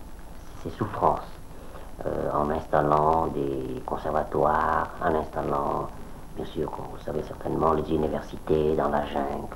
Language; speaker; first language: French; non-native, local second language; Vietnamese